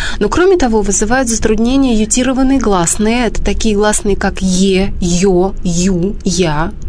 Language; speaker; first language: Russian; native; Russian